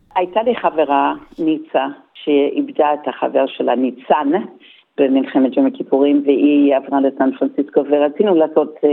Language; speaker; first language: Hebrew; non-native, fluent; Yiddish